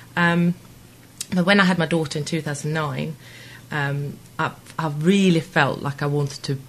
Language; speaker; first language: English; non-native, fluent; Swedish